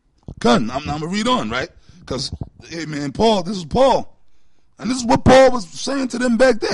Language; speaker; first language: English; native; English